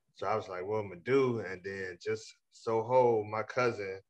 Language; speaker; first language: English; native; English